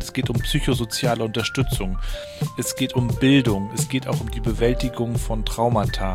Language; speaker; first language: German; native; German